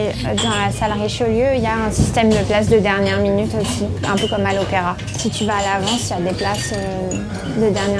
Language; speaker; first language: French; native; French